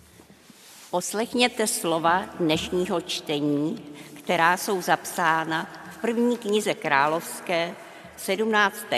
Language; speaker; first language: Czech; native; Czech